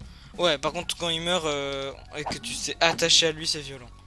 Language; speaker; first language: French; native; French